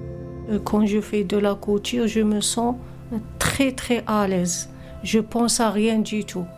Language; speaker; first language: French; non-native, fluent; Arabic